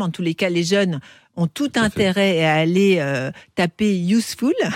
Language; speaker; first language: French; native; French